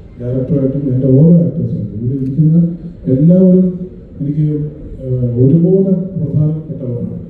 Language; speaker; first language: Malayalam; native; Malayalam